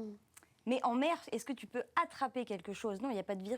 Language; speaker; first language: French; native; French